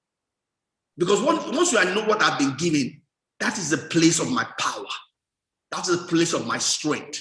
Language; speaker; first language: English; non-native, local second language; Yoruba